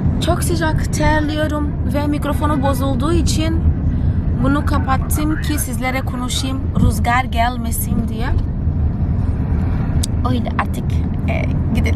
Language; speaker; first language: Turkish; non-native, fluent; Portuguese